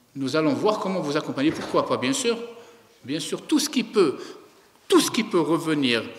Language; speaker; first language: French; non-native, local second language; Arabic